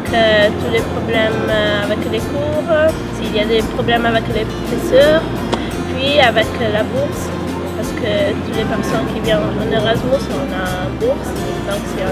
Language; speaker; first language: French; non-native, learner; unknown